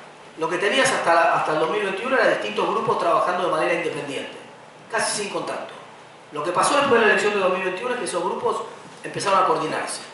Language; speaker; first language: Spanish; native; Spanish